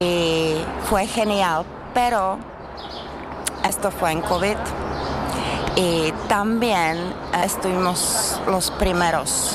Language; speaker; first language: Spanish; non-native, learner; Czech